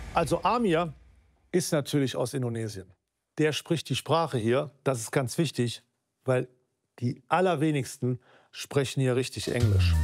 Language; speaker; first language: German; native; German